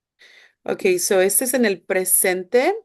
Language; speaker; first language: Spanish; non-native, fluent; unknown